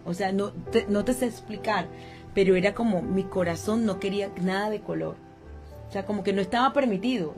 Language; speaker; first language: Spanish; native; Spanish